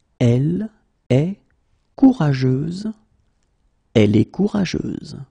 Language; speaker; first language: French; native; French